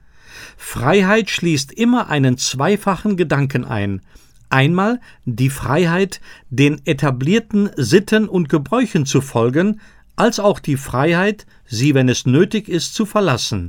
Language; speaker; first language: German; native; German